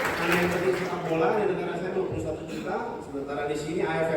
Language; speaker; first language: Indonesian; native; Indonesian